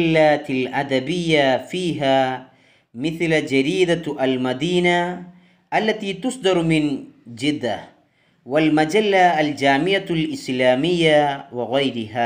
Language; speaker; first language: Arabic; non-native, fluent; Malayalam